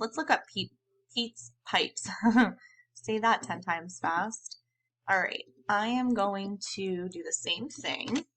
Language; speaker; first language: English; native; English